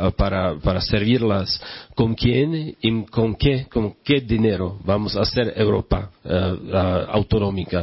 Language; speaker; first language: Spanish; non-native, learner; Czech